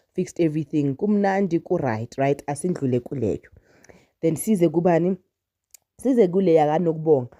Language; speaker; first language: Zulu; non-native, local second language; Southern Sotho